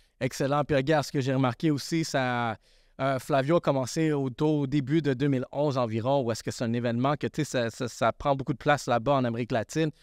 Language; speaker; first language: French; early bilingual, other home language; Spanish